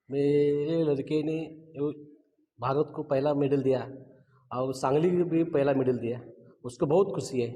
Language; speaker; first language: Hindi; non-native, local second language; Marathi